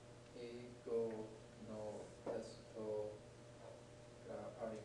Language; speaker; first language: Japanese; non-native, learner; English